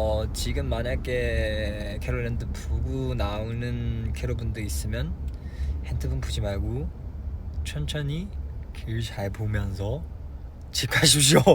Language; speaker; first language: Korean; non-native, fluent; Chinese